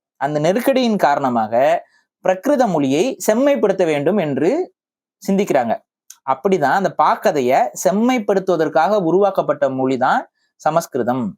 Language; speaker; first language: Tamil; native; Tamil